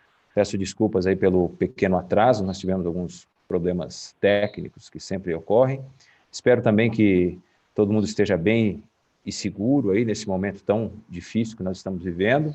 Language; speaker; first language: Portuguese; native; Portuguese